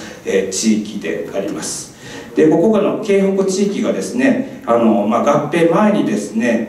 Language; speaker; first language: Japanese; native; Japanese